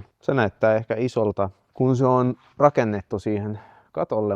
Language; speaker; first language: Finnish; non-native, fluent; Swedish